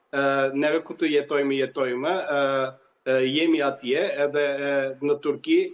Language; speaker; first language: Albanian; early bilingual, heritage; Albanian